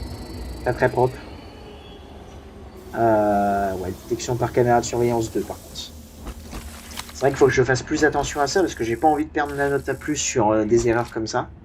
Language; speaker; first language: French; native; French